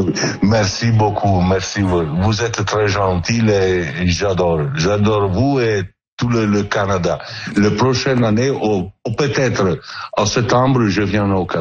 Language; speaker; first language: French; non-native, learner; Turkish